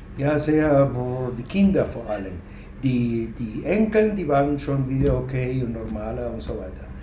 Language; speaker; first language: German; non-native, fluent; Spanish